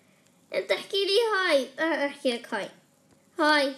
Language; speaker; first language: Arabic; native; Arabic